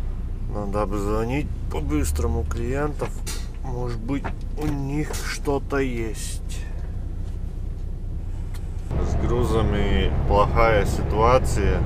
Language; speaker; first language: Russian; non-native, fluent; Latvian